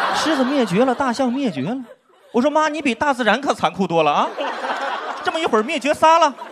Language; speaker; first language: Chinese; native; Chinese